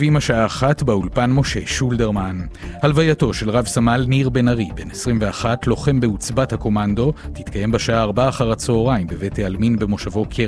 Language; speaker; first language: Hebrew; native; Hebrew